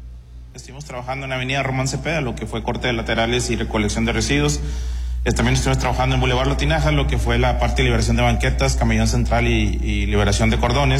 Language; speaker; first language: Spanish; native; Spanish